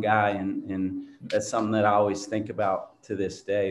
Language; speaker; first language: English; native; English